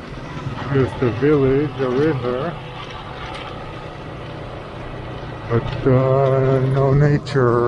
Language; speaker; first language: English; non-native, fluent; Hebrew